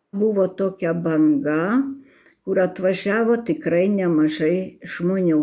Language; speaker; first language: Lithuanian; early bilingual, heritage; Lithuanian